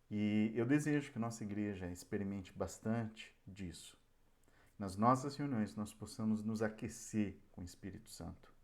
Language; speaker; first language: Portuguese; native; Portuguese